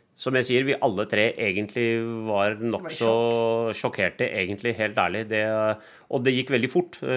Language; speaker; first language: Norwegian; early bilingual, other home language; Punjabi